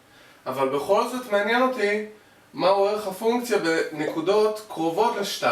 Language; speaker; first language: Hebrew; native; Hebrew